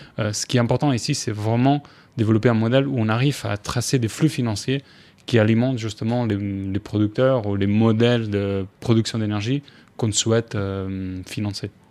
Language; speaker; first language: French; non-native, fluent; Spanish